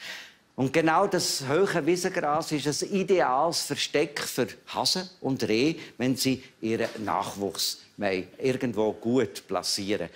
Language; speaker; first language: German; native; German